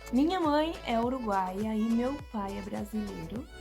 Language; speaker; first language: Portuguese; early bilingual, other home language; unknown